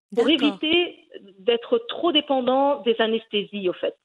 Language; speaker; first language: French; early bilingual, other home language; Riffian